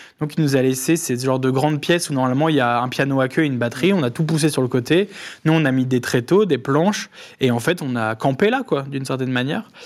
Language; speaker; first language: French; native; French